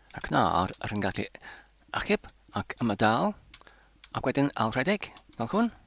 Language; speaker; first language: Welsh; non-native, learner; Polish